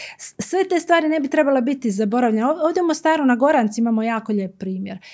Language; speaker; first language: Croatian; native; Croatian